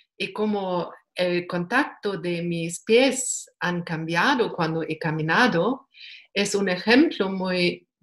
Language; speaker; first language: Spanish; non-native, learner; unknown